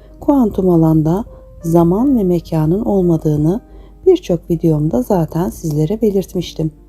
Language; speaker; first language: Turkish; native; Turkish